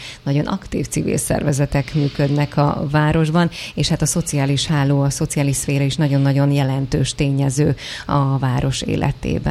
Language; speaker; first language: Hungarian; native; Hungarian